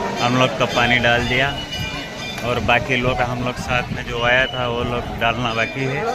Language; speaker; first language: Hindi; non-native, local second language; Odia